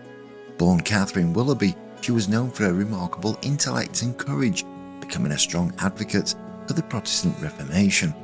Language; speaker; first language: English; native; English